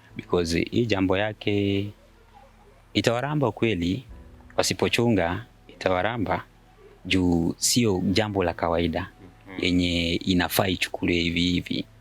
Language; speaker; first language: Swahili; non-native, local second language; Luo (Kenya and Tanzania)